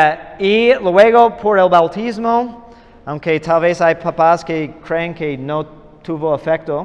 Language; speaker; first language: Spanish; non-native, fluent; English